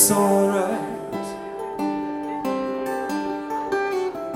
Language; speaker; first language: English; native; English